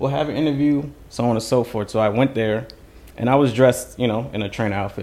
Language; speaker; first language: English; native; English